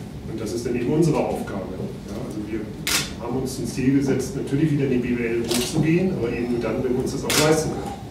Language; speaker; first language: German; native; German